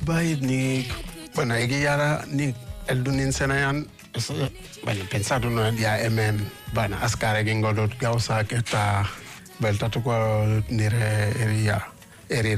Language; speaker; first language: Basque; non-native, fluent; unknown